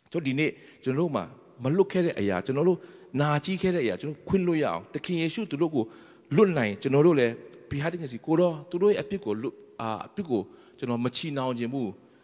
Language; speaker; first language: Burmese; non-native, local second language; Tedim Chin